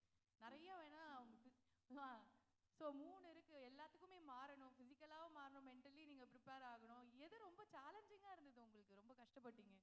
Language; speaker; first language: Tamil; native; Tamil